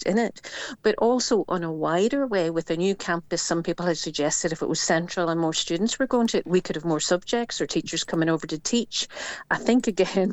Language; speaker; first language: English; native; English